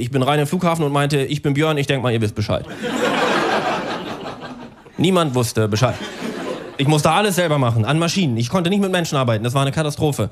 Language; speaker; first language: German; native; German